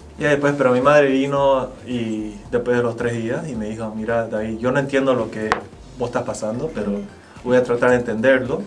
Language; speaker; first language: Spanish; early bilingual, other home language; Korean